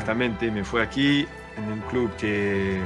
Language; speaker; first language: Spanish; non-native, learner; French